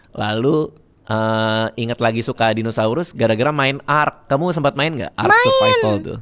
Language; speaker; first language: Indonesian; native; Indonesian